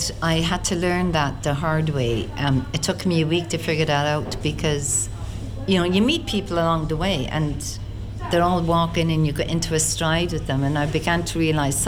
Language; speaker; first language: English; native; English